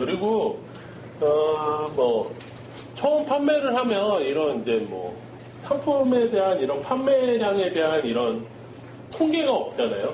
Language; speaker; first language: Korean; native; Korean